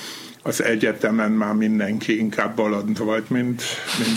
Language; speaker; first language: Hungarian; non-native, fluent; German